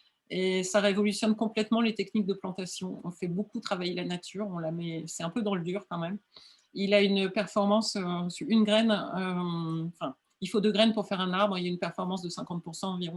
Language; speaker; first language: French; native; French